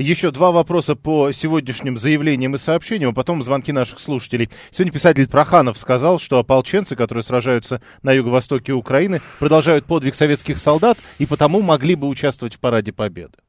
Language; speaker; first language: Russian; native; Russian